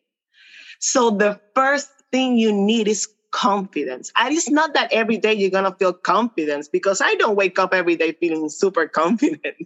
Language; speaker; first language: English; non-native, fluent; Spanish